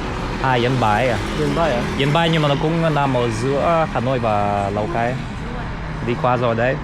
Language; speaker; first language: Vietnamese; non-native, fluent; Russian